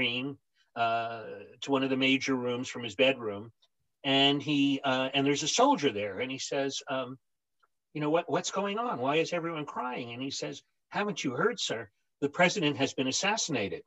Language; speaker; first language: English; native; English